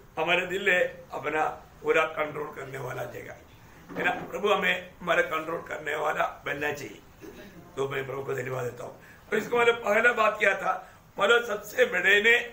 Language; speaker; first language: Hindi; non-native, local second language; Malayalam